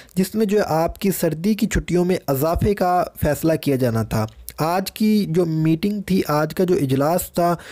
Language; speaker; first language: Urdu; native; Urdu